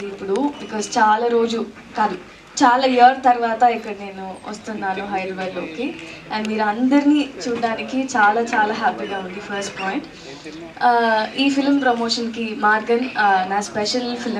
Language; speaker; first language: Telugu; non-native, learner; Tamil